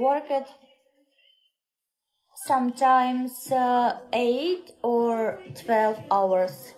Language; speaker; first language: English; non-native, learner; Russian